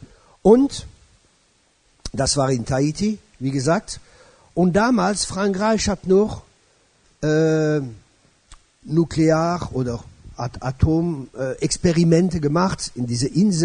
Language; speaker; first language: German; non-native, fluent; French